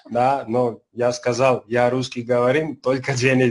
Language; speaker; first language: Russian; non-native, learner; Serbian